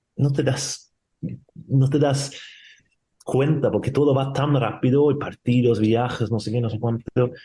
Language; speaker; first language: Spanish; non-native, fluent; Swedish